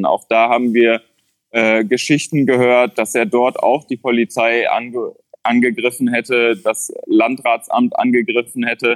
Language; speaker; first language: German; native; German